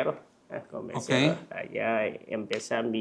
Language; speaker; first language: Spanish; non-native, learner; Chinese